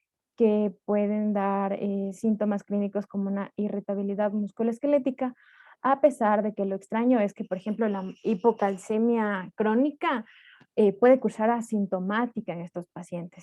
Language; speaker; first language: Spanish; native; Spanish